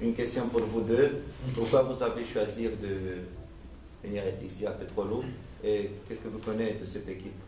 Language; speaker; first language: French; non-native, learner; Romanian